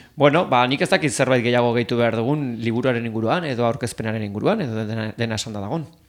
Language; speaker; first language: Basque; native; Basque